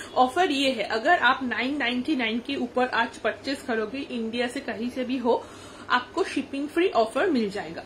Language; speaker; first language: Hindi; non-native, local second language; Bangla